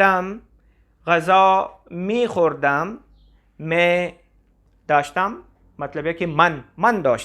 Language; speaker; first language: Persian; non-native, fluent; Urdu